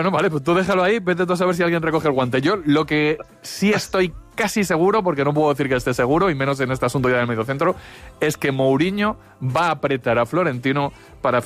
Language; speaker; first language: Spanish; native; Spanish